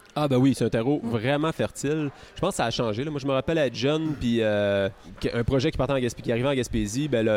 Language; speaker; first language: French; native; French